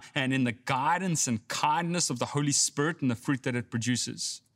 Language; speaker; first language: English; native; English